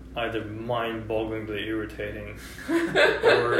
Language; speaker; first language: English; non-native, fluent; Russian